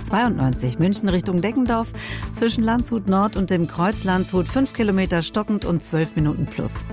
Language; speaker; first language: German; native; German